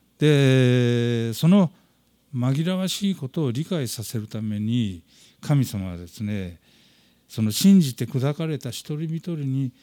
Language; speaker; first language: Japanese; native; Japanese